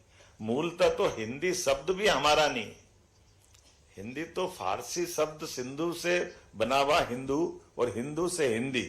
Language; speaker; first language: Hindi; native; Hindi